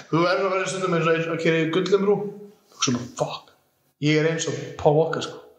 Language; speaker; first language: Icelandic; non-native, fluent; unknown